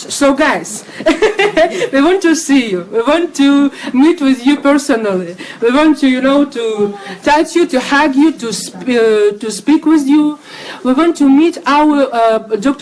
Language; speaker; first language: English; non-native, learner; Russian